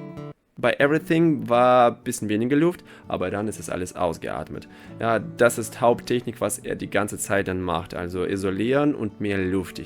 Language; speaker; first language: German; non-native, fluent; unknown